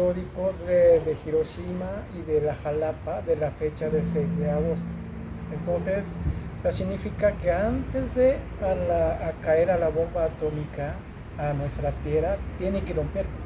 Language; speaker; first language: Spanish; non-native, learner; Japanese